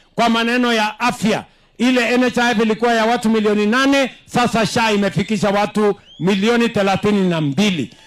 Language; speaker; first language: Swahili; non-native, local second language; Kalenjin